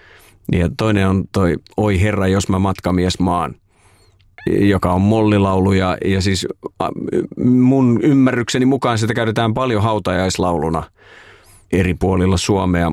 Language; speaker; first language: Finnish; native; Finnish